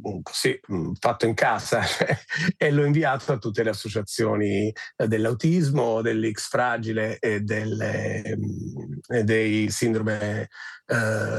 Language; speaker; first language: Italian; native; Italian